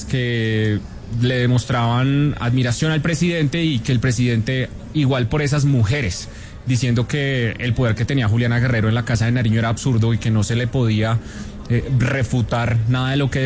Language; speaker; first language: Spanish; native; Spanish